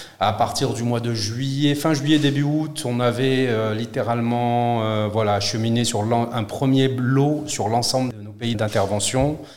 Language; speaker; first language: French; native; French